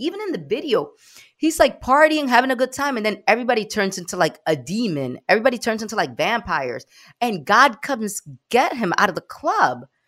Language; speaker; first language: English; early bilingual, other home language; Spanish